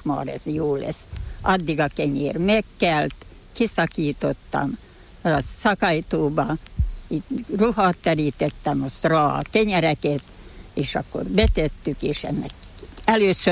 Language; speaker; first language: Hungarian; native; Hungarian